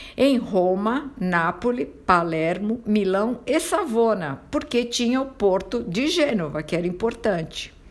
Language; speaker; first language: Portuguese; non-native, fluent; Italian